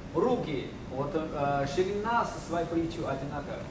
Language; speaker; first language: Russian; non-native, learner; Chinese